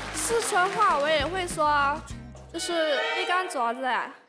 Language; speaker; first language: Chinese; native; Chinese